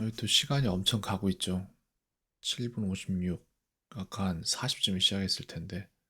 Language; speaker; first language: Korean; native; Korean